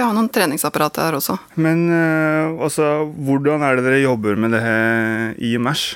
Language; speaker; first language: Norwegian; native; Norwegian